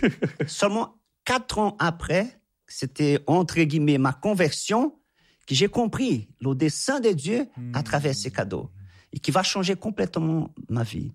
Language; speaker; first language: French; non-native, fluent; Portuguese